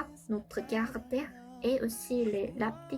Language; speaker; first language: French; non-native, learner; Korean